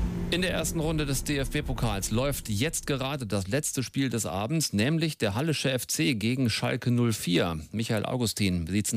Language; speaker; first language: German; native; German